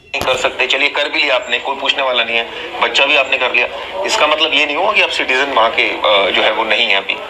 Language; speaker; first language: Hindi; native; Hindi